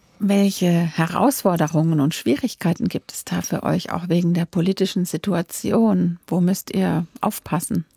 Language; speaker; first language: German; native; German